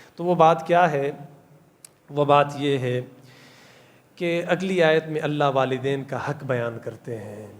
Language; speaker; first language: Urdu; non-native, local second language; Pashto